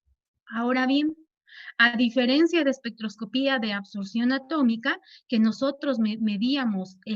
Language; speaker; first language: Spanish; native; Spanish